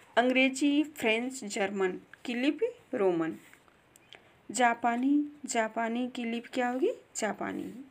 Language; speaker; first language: Hindi; native; Hindi